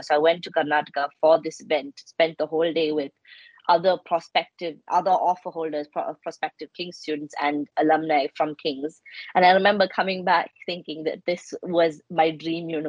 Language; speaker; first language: English; non-native, local second language; Malayalam